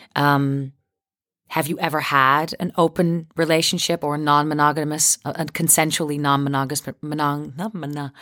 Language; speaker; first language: English; non-native, fluent; Dutch